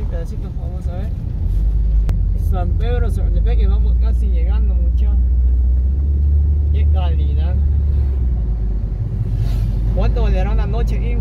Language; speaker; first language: Spanish; native; Spanish